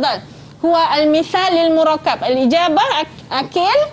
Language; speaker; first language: Arabic; non-native, fluent; Malay